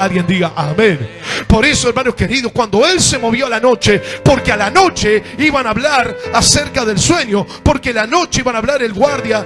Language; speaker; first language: Spanish; native; Spanish